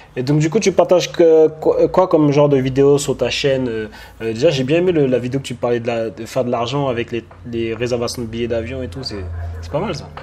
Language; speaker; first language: French; native; French